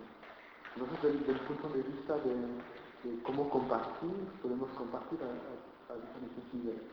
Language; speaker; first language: Spanish; non-native, fluent; French